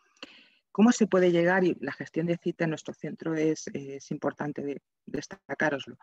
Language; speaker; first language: Spanish; native; Spanish